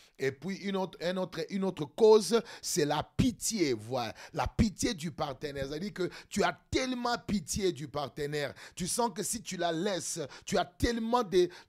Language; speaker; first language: French; non-native, local second language; Lingala